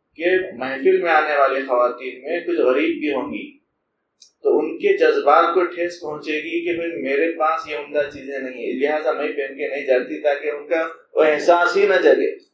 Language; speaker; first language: Urdu; native; Urdu